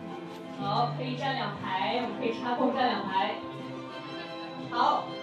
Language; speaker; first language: Chinese; native; Chinese